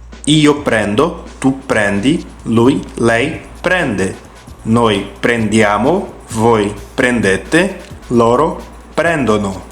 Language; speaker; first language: Italian; non-native, fluent; Portuguese